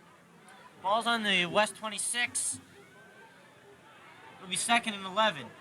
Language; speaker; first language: English; native; English